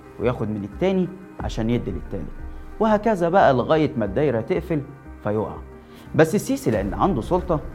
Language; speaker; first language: Arabic; native; Arabic